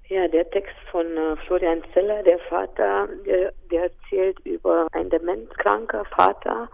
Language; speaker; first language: German; non-native, local second language; Romanian